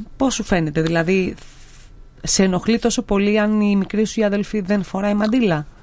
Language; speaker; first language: Greek; native; Greek